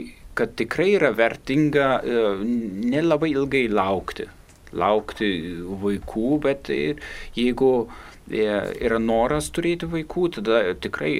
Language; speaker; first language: Lithuanian; non-native, fluent; German